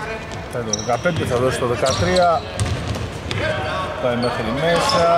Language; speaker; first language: Greek; native; Greek